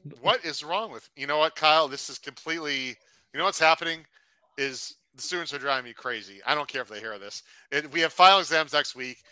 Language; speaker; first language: English; native; English